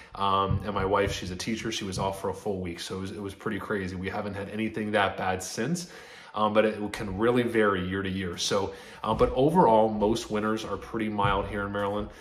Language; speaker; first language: English; native; English